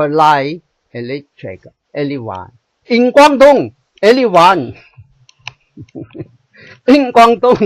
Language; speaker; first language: English; non-native, learner; Chinese